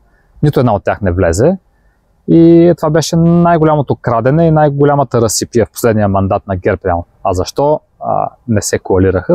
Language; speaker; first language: Bulgarian; native; Bulgarian